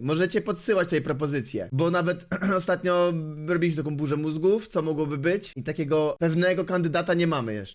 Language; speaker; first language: Polish; native; Polish